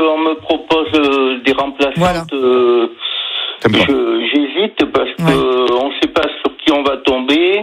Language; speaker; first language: French; native; French